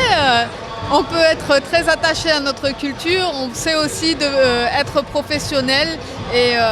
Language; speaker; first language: French; native; French